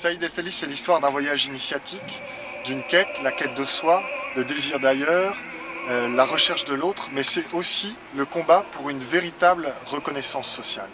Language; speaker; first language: French; native; French